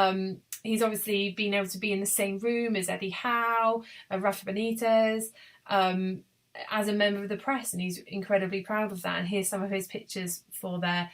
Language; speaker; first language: English; native; English